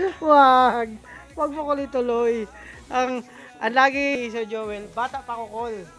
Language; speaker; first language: Filipino; native; Filipino